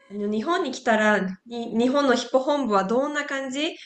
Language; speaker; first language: Japanese; non-native, fluent; Spanish